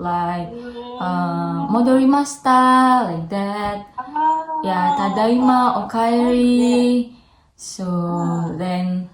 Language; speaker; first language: English; non-native, learner; Indonesian